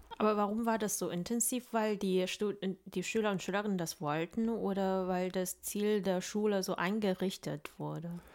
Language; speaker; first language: German; non-native, fluent; Chinese